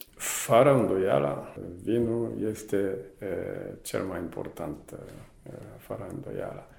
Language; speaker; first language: Romanian; non-native, fluent; Japanese